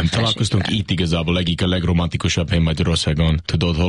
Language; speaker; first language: Hungarian; non-native, learner; English